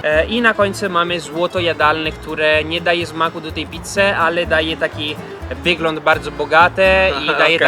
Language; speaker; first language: Polish; non-native, learner; Italian